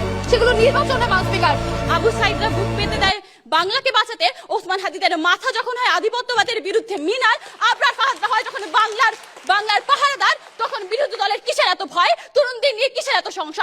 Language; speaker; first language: Bangla; native; Bangla